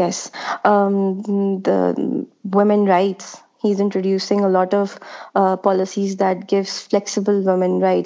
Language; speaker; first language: English; non-native, local second language; Urdu